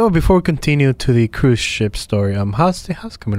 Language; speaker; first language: English; native; English